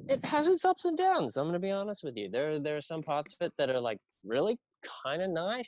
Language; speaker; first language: English; native; English